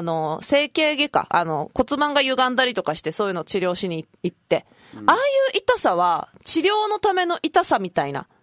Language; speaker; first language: Japanese; native; Japanese